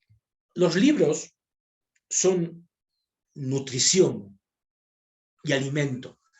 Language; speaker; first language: Spanish; native; Spanish